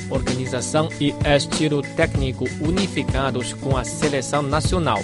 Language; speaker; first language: Portuguese; non-native, fluent; Chinese